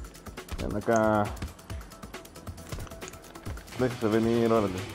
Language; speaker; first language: Spanish; native; Spanish